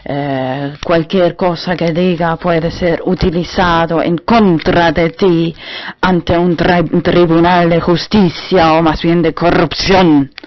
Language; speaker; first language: Spanish; non-native, learner; German